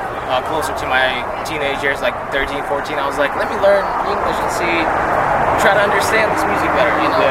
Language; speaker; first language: English; non-native, fluent; Russian